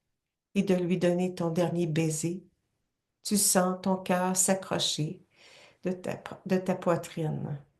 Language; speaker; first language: French; native; French